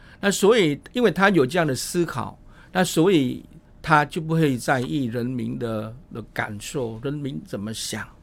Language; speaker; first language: Chinese; non-native, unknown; Vietnamese